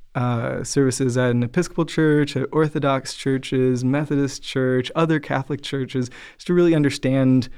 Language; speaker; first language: English; native; English